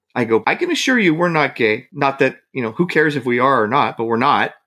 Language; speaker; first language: English; native; English